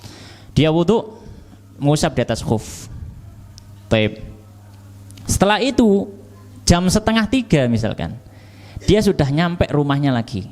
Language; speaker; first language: Indonesian; native; Indonesian